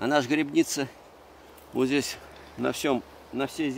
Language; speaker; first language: Russian; native; Russian